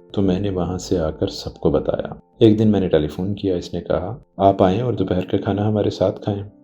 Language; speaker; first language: Urdu; non-native, local second language; Punjabi